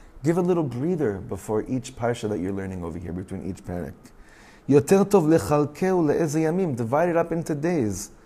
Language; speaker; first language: English; native; English